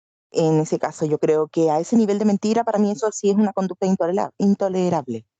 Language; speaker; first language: Spanish; native; Spanish